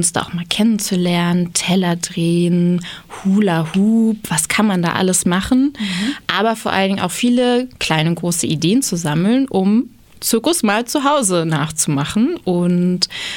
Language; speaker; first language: German; native; German